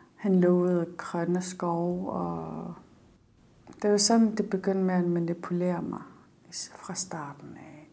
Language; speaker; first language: Danish; non-native, local second language; Kalaallisut